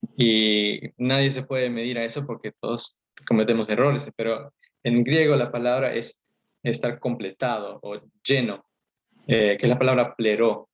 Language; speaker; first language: Spanish; early bilingual, heritage; Spanish